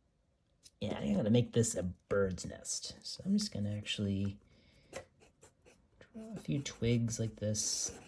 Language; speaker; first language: English; native; English